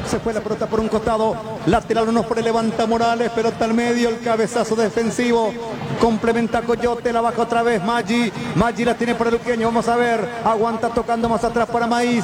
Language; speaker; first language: Spanish; native; Spanish